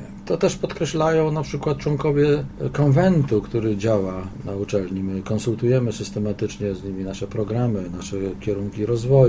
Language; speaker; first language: Polish; native; Polish